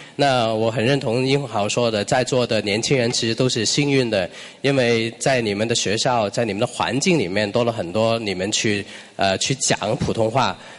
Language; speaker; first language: Chinese; non-native, local second language; Cantonese